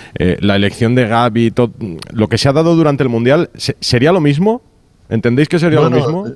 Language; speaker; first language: Spanish; native; Spanish